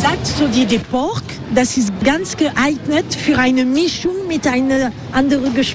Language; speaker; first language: German; non-native, learner; French